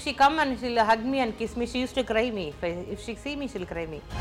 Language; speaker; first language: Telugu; non-native, local second language; Tamil